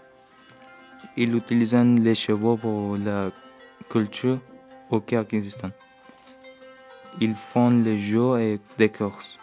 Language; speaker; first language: French; non-native, learner; Turkish